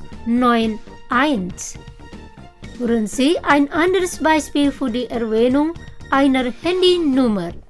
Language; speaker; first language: German; non-native, fluent; Indonesian